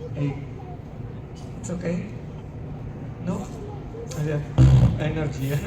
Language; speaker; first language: English; non-native, learner; Italian